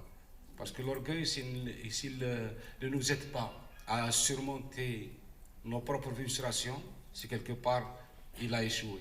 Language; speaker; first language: French; non-native, local second language; Arabic